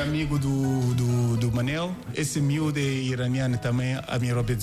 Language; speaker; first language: Portuguese; non-native, learner; Yoruba